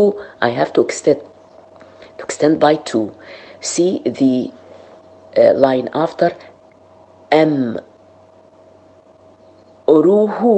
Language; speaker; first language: English; non-native, fluent; Arabic